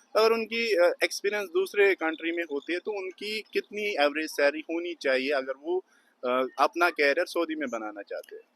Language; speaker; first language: Hindi; non-native, local second language; Kashmiri